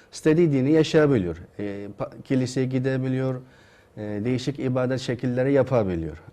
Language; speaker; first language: Turkish; non-native, fluent; Uyghur